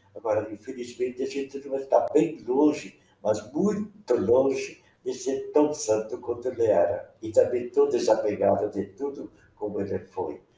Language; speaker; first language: Portuguese; non-native, local second language; Venetian